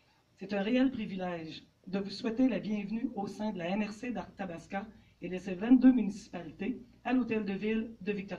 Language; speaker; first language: French; native; French